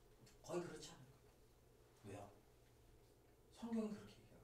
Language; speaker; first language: Korean; native; Korean